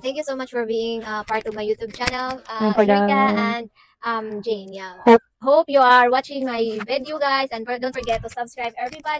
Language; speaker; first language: English; non-native, local second language; Cebuano